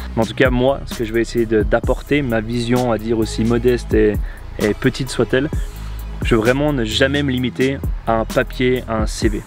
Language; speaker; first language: French; native; French